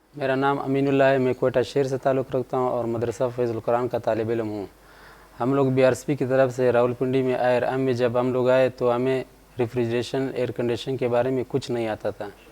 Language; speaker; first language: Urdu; non-native, local second language; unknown